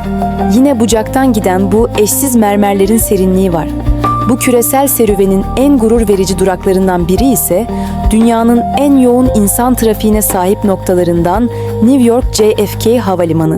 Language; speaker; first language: Turkish; native; Turkish